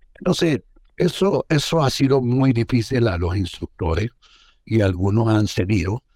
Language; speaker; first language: Spanish; non-native, fluent; Arabic